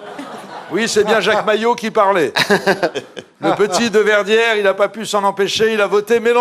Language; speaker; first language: French; native; French